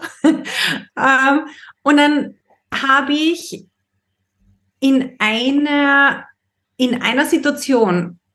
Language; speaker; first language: German; native; German